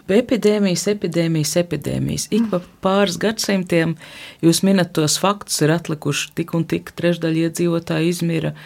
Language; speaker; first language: Latvian; native; Latvian